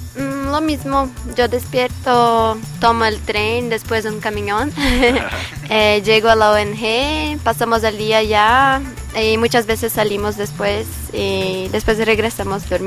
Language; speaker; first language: Spanish; non-native, learner; Portuguese